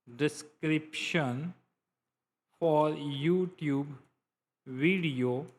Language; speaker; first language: English; non-native, local second language; Gujarati